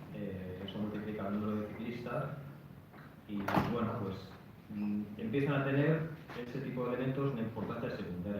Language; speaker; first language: Spanish; native; Spanish